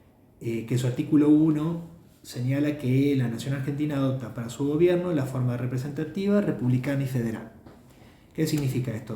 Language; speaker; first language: Spanish; native; Spanish